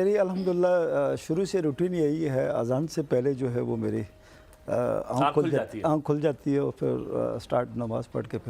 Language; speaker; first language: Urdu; non-native, local second language; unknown